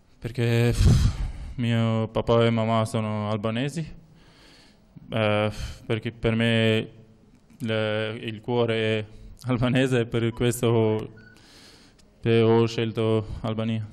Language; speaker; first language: Italian; non-native, learner; Albanian